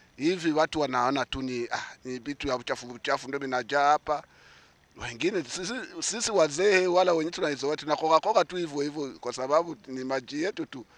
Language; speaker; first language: Swahili; native; Swahili